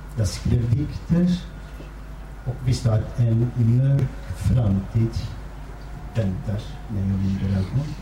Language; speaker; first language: Swedish; non-native, fluent; Kurdish